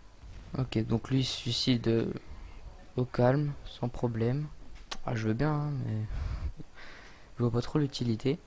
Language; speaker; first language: French; native; French